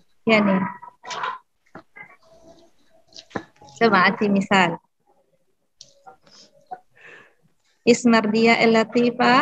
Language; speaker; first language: Arabic; non-native, fluent; Indonesian